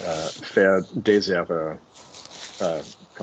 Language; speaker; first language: French; non-native, learner; English